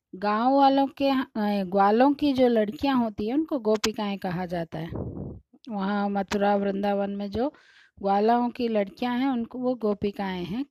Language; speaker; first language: Hindi; non-native, local second language; Kannada